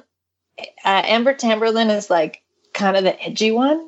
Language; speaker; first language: English; native; English